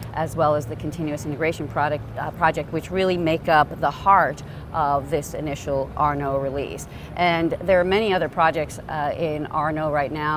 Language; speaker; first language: English; native; English